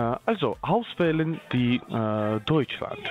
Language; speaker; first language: German; non-native, learner; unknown